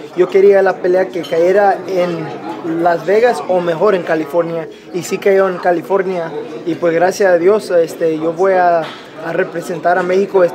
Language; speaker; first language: Spanish; early bilingual, other home language; English